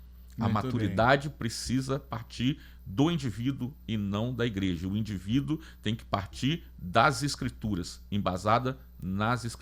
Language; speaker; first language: Portuguese; native; Portuguese